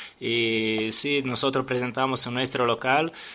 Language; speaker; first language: Spanish; non-native, learner; Serbian